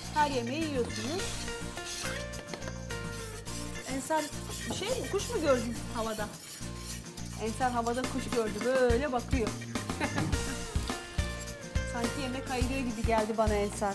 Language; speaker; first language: Turkish; native; Turkish